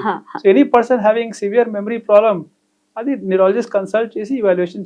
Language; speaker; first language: Telugu; non-native, fluent; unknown